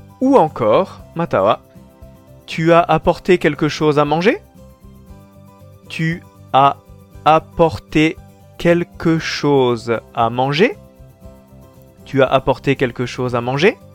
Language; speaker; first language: French; non-native, fluent; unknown